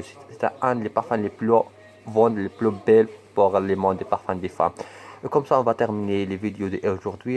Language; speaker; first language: French; non-native, learner; Arabic